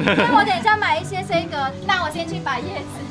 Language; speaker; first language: Chinese; non-native, fluent; Vietnamese